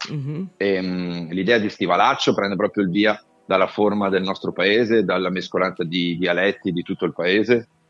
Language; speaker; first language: Italian; native; Italian